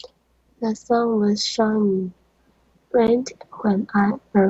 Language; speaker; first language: English; non-native, learner; Chinese